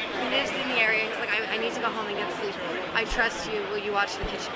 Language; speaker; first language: English; native; English